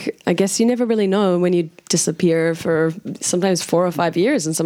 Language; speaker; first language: English; native; English